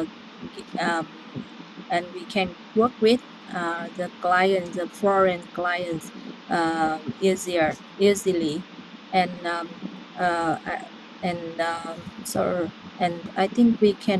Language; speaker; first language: English; non-native, learner; Vietnamese